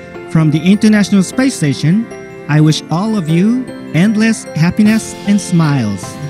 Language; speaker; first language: English; non-native, fluent; Japanese